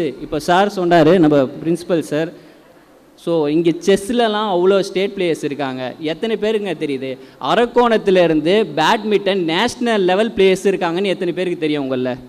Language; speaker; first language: Tamil; native; Tamil